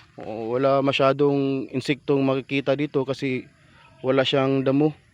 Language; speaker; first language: Filipino; non-native, local second language; Cebuano